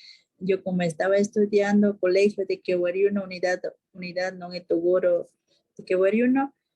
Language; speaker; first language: Spanish; non-native, local second language; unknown